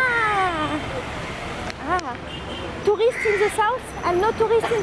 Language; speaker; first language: English; non-native, learner; French